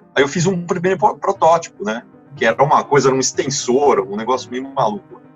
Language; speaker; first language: Portuguese; native; Portuguese